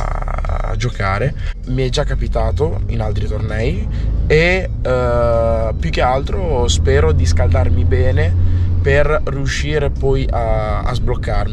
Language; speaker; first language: Italian; early bilingual, other home language; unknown